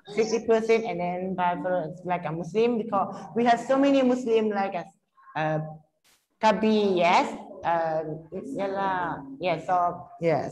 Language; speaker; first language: English; non-native, learner; Thai